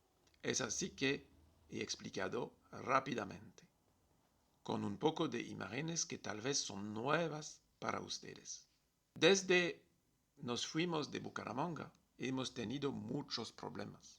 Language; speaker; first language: Spanish; non-native, fluent; French